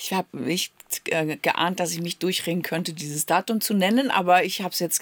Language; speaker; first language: German; native; German